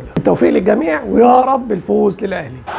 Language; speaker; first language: Arabic; native; Arabic